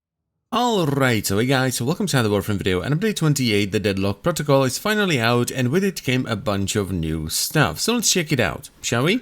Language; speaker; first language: English; non-native, fluent; Czech